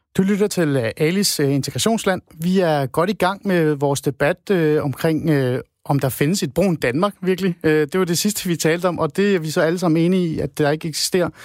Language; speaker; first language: Danish; non-native, fluent; Persian